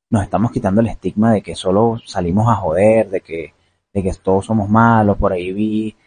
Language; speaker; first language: Spanish; native; Spanish